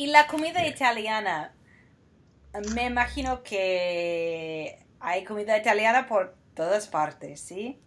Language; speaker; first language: Spanish; non-native, fluent; English